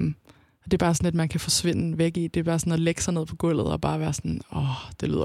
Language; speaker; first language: Danish; native; Danish